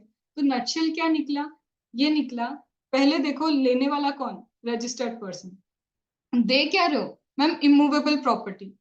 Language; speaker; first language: Hindi; native; Hindi